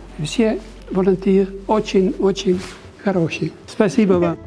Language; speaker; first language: Russian; early bilingual, heritage; Dutch